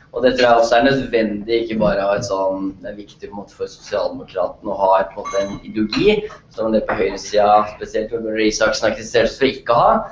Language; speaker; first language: Norwegian; native; Norwegian